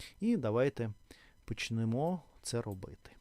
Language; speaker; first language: Ukrainian; non-native, learner; Russian